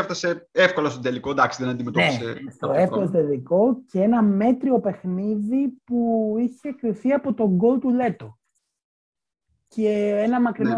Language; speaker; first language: Greek; native; Greek